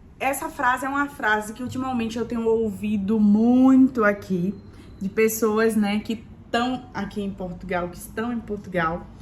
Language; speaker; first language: Portuguese; native; Portuguese